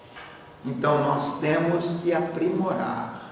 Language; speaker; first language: Portuguese; native; Portuguese